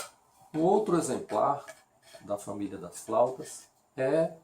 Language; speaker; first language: Portuguese; native; Portuguese